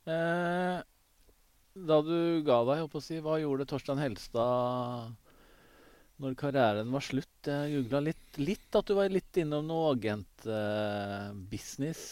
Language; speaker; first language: Norwegian; native; Norwegian